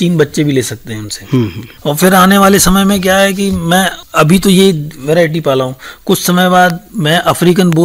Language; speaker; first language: Hindi; native; Hindi